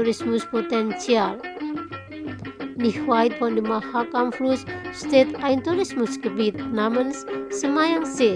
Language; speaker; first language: German; non-native, fluent; Indonesian